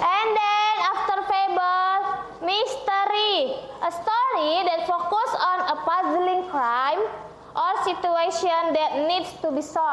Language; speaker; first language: English; non-native, learner; Indonesian